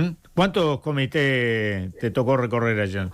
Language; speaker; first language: Spanish; native; Spanish